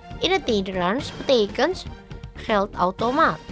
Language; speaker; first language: Dutch; non-native, fluent; Indonesian